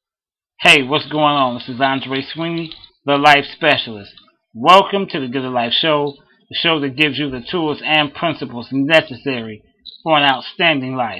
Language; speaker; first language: English; native; English